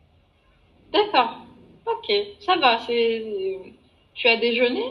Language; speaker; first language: French; non-native, fluent; Arabic